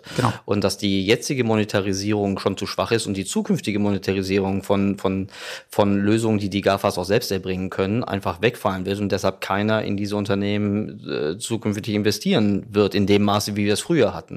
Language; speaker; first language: German; native; German